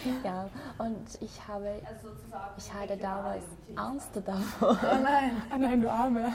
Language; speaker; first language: German; non-native, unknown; Chinese